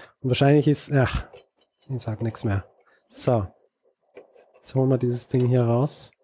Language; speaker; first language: German; native; German